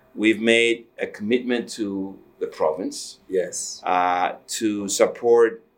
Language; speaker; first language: English; non-native, fluent; Greek